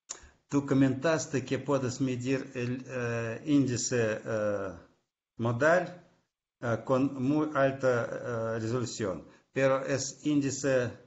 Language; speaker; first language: Spanish; non-native, fluent; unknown